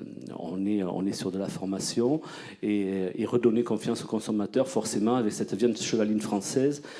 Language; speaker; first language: French; native; French